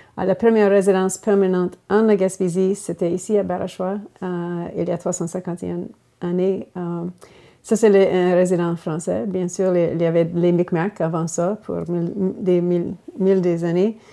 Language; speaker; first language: French; non-native, local second language; English